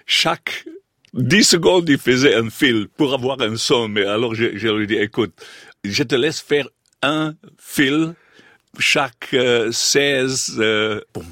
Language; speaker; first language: French; non-native, fluent; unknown